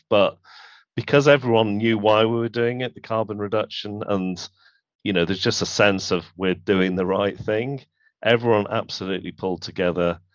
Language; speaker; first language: English; native; English